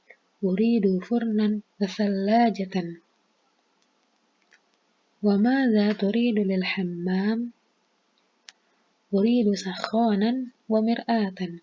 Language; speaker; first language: Arabic; non-native, fluent; Indonesian